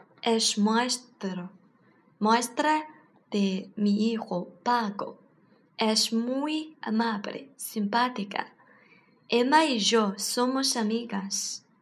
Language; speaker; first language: Spanish; non-native, learner; Chinese